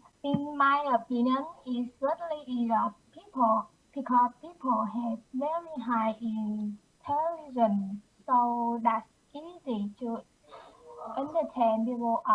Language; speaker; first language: English; non-native, learner; Vietnamese